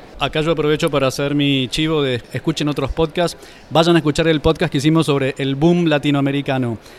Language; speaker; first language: Spanish; native; Spanish